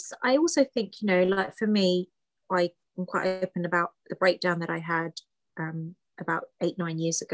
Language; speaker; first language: English; early bilingual, other home language; Greek